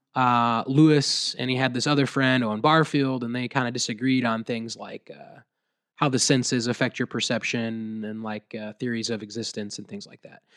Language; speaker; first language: English; native; English